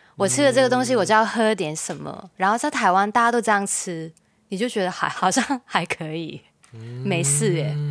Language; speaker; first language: Chinese; non-native, local second language; Cantonese